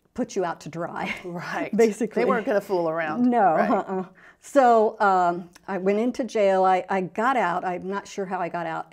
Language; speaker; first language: English; native; English